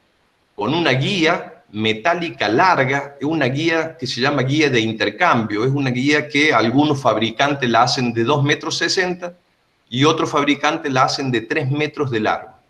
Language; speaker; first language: Spanish; native; Spanish